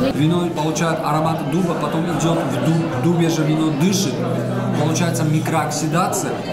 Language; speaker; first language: Russian; non-native, fluent; Georgian